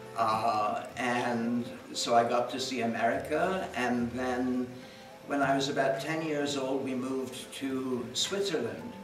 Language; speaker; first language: English; native; English